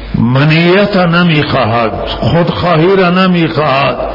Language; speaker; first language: Persian; non-native, local second language; Baluchi